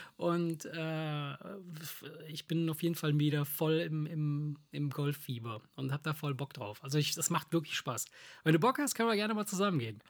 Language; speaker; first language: German; early bilingual, other home language; Italian